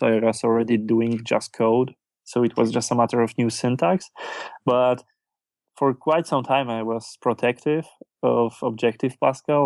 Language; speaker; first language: English; non-native, fluent; Polish